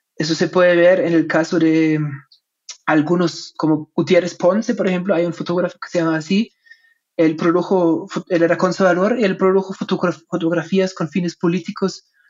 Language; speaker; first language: Spanish; non-native, fluent; German